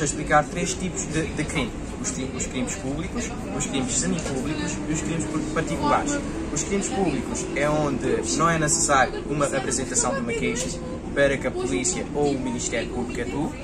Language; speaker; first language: Portuguese; non-native, local second language; Kabuverdianu